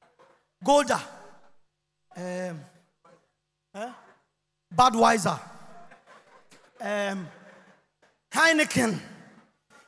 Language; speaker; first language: English; non-native, local second language; Akan